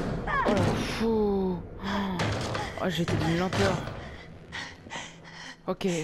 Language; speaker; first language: French; native; French